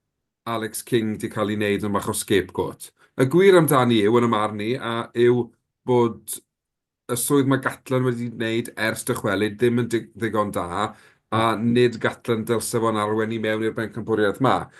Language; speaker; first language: Welsh; native; Welsh